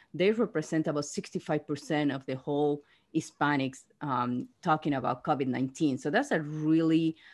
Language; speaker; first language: English; non-native, fluent; Spanish